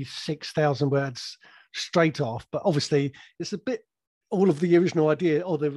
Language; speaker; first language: English; native; English